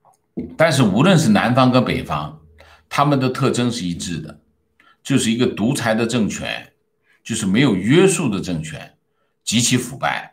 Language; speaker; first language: Chinese; native; Chinese